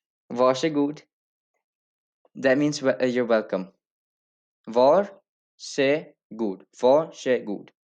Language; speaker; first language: Swedish; non-native, fluent; Urdu